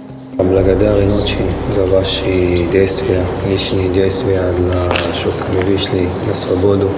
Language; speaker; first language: Russian; early bilingual, heritage; Russian